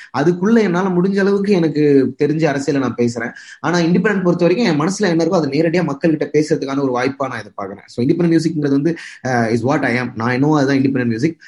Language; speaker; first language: Tamil; native; Tamil